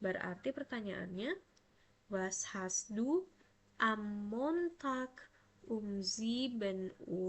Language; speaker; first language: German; non-native, fluent; Indonesian